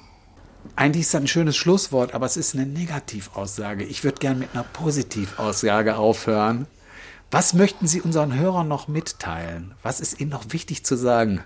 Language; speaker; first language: German; native; German